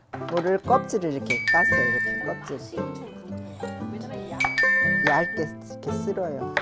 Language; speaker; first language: Korean; native; Korean